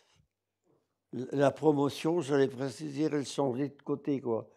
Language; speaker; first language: French; non-native, local second language; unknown